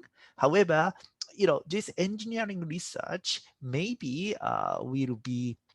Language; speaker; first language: English; non-native, fluent; Japanese